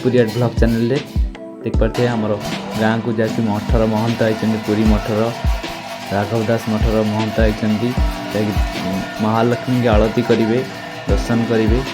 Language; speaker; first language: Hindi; non-native, local second language; Odia